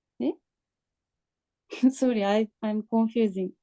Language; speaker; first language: English; non-native, learner; Japanese